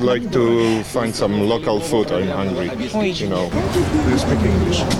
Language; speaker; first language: English; non-native, fluent; Polish